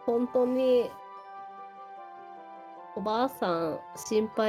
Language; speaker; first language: Japanese; non-native, learner; English